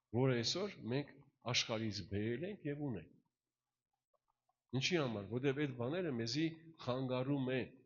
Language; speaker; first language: Armenian; early bilingual, heritage; Russian